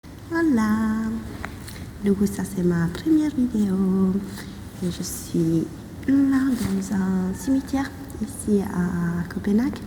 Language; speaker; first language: French; non-native, fluent; Italian